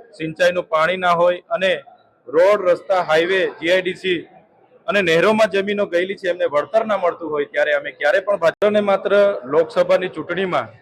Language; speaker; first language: Gujarati; non-native, local second language; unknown